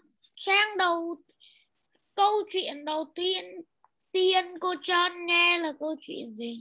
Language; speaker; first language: Chinese; non-native, learner; Vietnamese